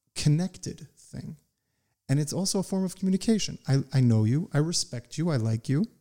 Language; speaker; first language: English; native; English